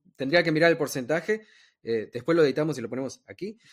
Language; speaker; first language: Spanish; native; Spanish